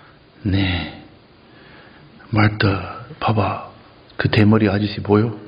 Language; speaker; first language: Korean; non-native, fluent; English